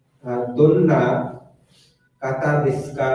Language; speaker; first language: Japanese; non-native, learner; Bangla